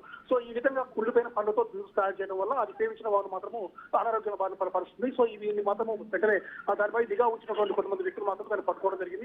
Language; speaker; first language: Telugu; native; Telugu